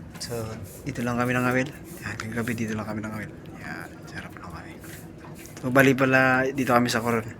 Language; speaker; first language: Filipino; native; Filipino